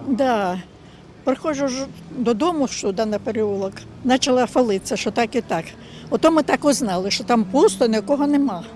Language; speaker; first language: Ukrainian; non-native, local second language; Russian